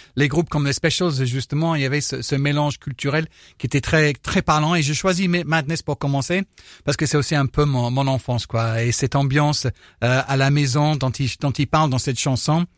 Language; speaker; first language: French; non-native, fluent; English